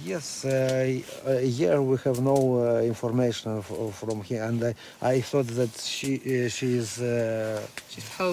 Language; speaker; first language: English; non-native, learner; Russian